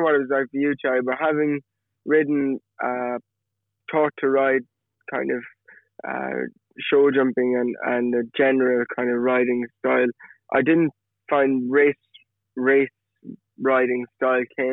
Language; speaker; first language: English; native; English